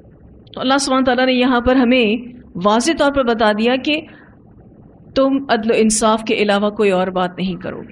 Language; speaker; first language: Urdu; native; Urdu